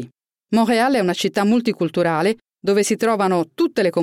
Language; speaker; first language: Italian; native; Italian